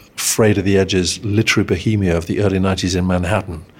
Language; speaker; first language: English; native; English